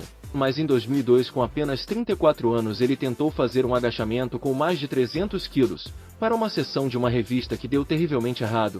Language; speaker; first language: Portuguese; native; Portuguese